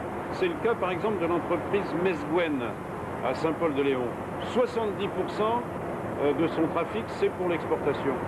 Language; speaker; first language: French; native; French